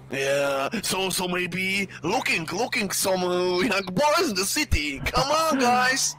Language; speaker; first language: English; non-native, learner; Polish